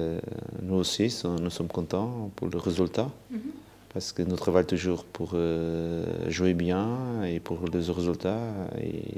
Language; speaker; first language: French; non-native, fluent; Portuguese